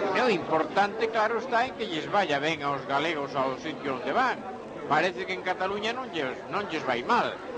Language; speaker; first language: Galician; non-native, local second language; Spanish